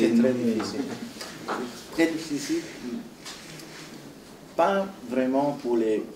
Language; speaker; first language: French; non-native, fluent; Italian